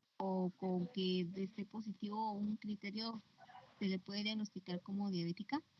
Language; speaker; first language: Spanish; native; Spanish